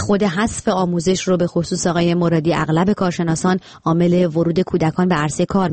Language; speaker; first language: Persian; native; Persian